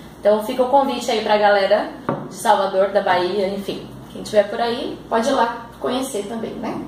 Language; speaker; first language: Portuguese; native; Portuguese